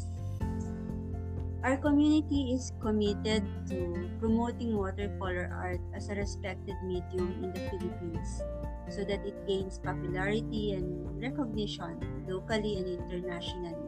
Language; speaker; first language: English; non-native, local second language; Iloko